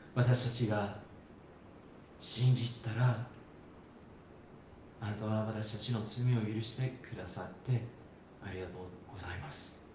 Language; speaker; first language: Japanese; non-native, fluent; English